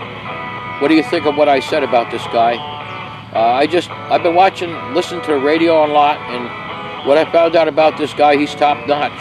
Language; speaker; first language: English; native; English